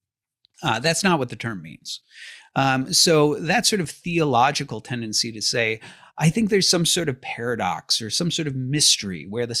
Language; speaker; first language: English; native; English